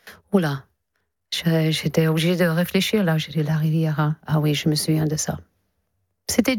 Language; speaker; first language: French; non-native, fluent; English